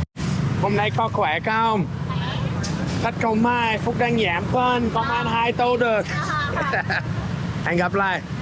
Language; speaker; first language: Vietnamese; non-native, fluent; English